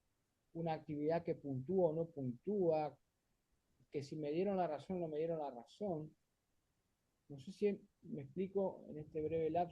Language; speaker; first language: Spanish; native; Spanish